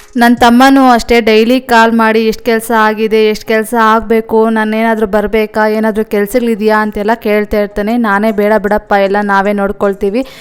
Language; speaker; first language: Kannada; non-native, local second language; Telugu